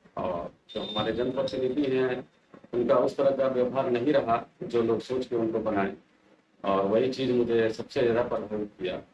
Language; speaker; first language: Hindi; native; Hindi